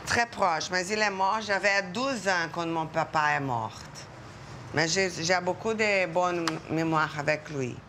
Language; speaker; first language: French; non-native, learner; Portuguese